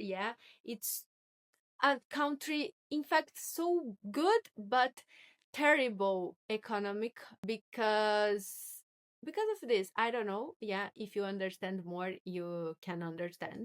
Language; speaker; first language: English; non-native, learner; Portuguese